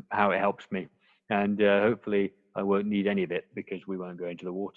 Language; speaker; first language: English; native; English